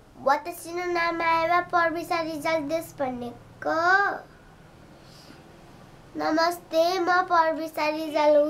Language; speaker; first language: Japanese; non-native, learner; Nepali